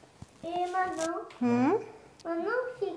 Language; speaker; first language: French; early bilingual, other home language; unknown